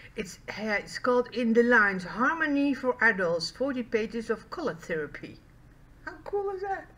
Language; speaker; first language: English; non-native, fluent; Dutch